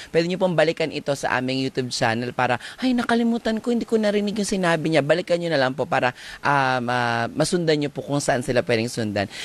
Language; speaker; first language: Filipino; native; Filipino